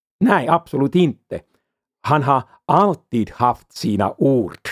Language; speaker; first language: Swedish; non-native, fluent; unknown